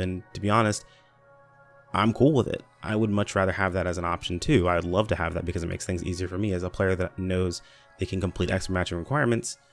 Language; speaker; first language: English; native; English